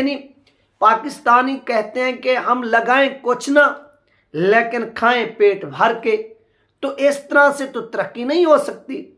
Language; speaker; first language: Urdu; native; Urdu